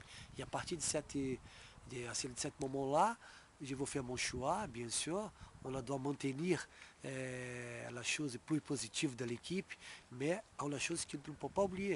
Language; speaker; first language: French; non-native, fluent; Portuguese